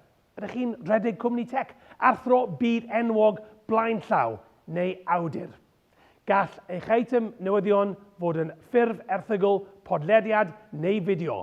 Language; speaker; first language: Welsh; non-native, local second language; English